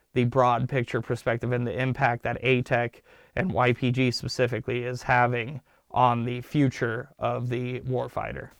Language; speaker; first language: English; early bilingual, other home language; Turkish